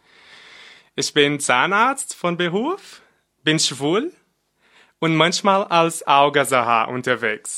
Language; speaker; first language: German; non-native, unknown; Portuguese